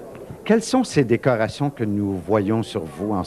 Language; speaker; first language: French; native; French